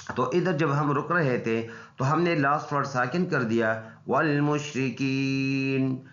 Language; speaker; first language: Urdu; non-native, local second language; Pashto